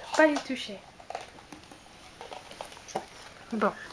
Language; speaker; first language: French; native; French